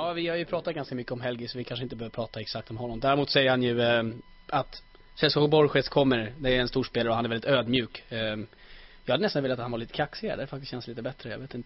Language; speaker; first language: Swedish; native; Swedish